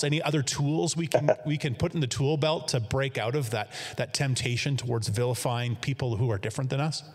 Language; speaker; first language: English; native; English